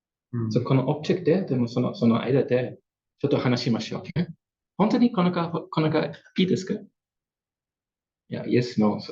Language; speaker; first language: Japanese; non-native, learner; German